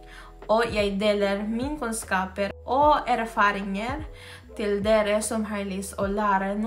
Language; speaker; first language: Norwegian; non-native, fluent; Filipino